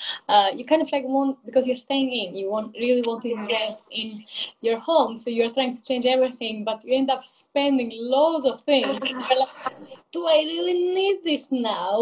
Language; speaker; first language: English; non-native, fluent; Greek